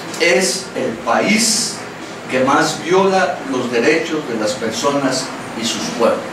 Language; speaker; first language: Spanish; native; Spanish